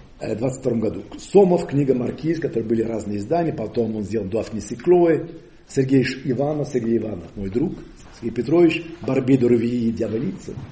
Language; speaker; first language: Russian; non-native, fluent; Occitan